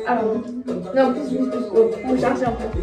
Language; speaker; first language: French; native; French